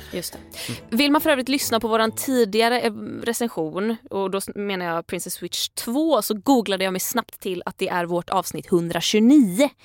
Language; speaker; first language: Swedish; native; Swedish